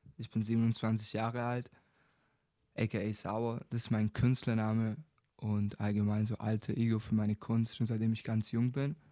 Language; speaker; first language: German; non-native, fluent; Romanian